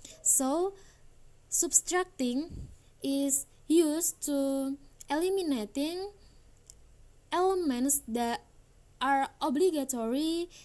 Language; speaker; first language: English; non-native, learner; Indonesian